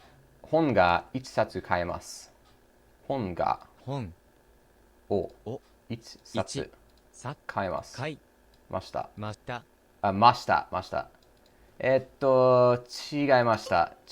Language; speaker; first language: Japanese; non-native, learner; English